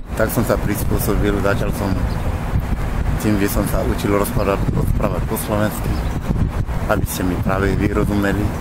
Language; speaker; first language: Slovak; non-native, fluent; Bambara